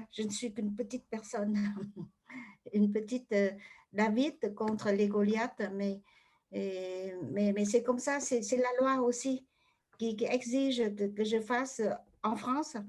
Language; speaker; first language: French; non-native, fluent; Vietnamese